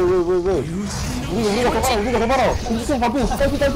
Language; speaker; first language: Korean; native; Korean